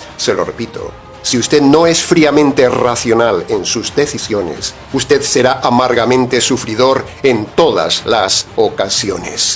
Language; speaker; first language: Spanish; native; Spanish